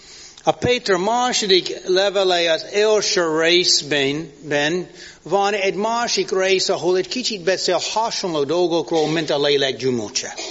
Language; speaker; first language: Hungarian; non-native, fluent; English